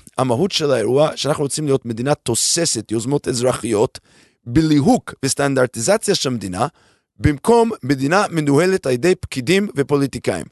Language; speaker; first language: Hebrew; non-native, fluent; English